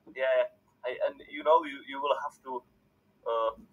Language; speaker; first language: English; non-native, fluent; Czech